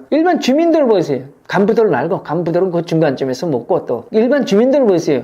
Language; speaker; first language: Korean; native; Korean